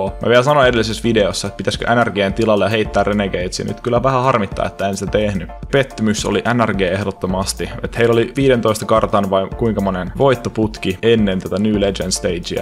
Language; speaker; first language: Finnish; native; Finnish